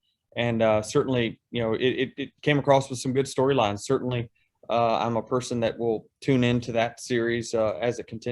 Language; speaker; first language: English; native; English